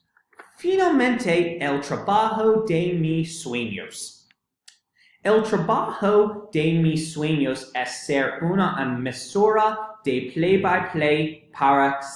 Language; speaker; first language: Spanish; non-native, learner; English